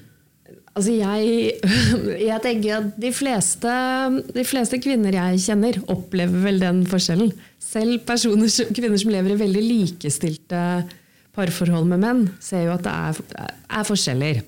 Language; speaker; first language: Norwegian; native; Norwegian